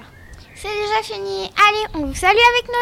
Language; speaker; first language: French; native; French